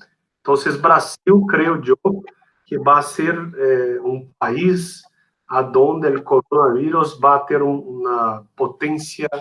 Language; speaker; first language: Spanish; non-native, fluent; Portuguese